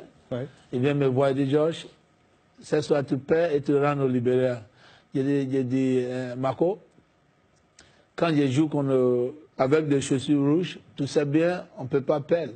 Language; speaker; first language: French; non-native, fluent; English